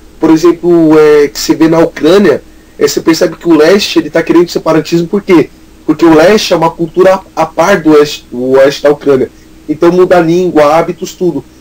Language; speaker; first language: Portuguese; native; Portuguese